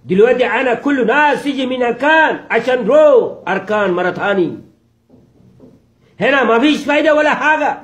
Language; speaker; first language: Arabic; non-native, learner; Rohingya